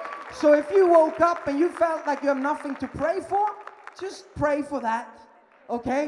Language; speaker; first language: English; non-native, fluent; Swedish